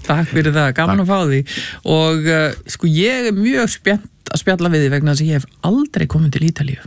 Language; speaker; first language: Icelandic; native; Icelandic